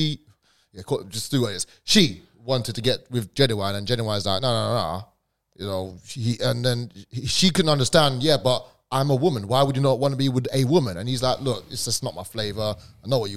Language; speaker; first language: English; native; English